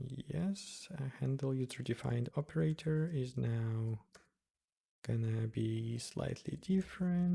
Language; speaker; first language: English; non-native, fluent; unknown